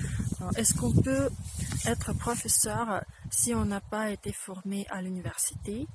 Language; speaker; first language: French; non-native, fluent; Russian